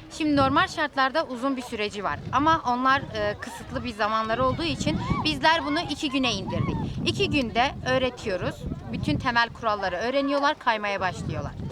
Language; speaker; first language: Turkish; native; Turkish